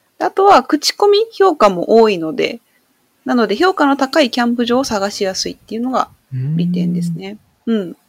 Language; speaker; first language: Japanese; native; Japanese